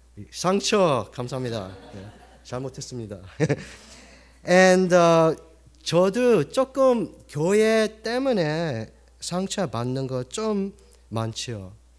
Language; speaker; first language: Korean; early bilingual, heritage; Korean